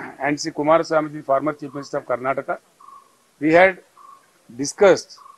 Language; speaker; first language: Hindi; non-native, local second language; Telugu